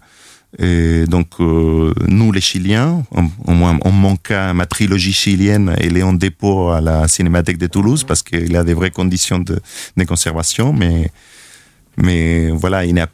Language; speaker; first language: French; non-native, fluent; Spanish